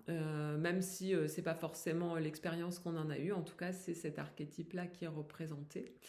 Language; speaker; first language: French; native; French